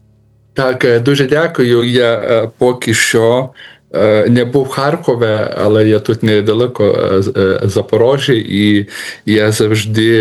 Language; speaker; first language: Ukrainian; non-native, learner; Lithuanian